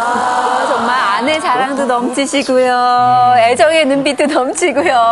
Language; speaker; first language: Korean; native; Korean